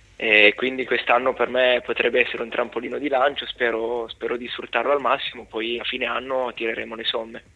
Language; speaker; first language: Italian; native; Italian